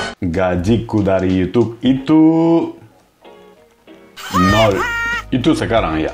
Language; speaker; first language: Indonesian; non-native, fluent; Spanish